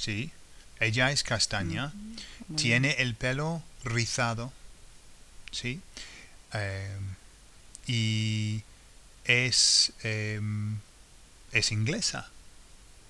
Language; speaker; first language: Spanish; non-native, fluent; English